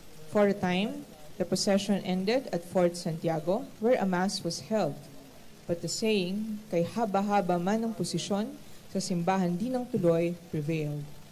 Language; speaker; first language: English; non-native, local second language; Filipino